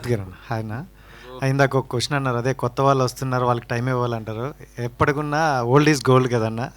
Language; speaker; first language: Telugu; native; Telugu